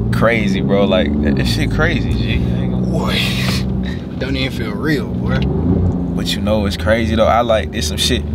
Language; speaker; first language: English; native; English